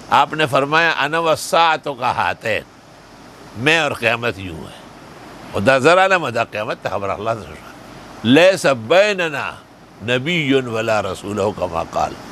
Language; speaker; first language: Urdu; non-native, local second language; Pashto